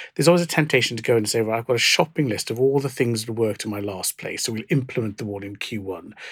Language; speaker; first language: English; native; English